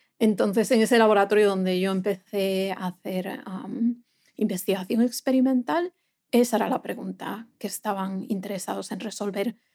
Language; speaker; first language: Spanish; native; Spanish